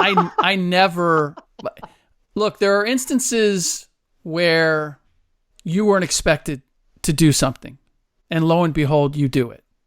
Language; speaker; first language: English; native; English